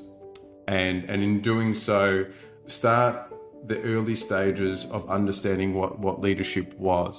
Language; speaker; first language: English; native; English